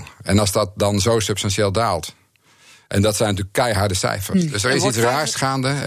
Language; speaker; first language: Dutch; native; Dutch